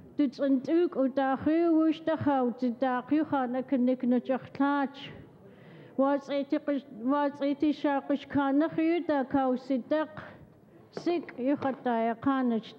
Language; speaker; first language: English; native; English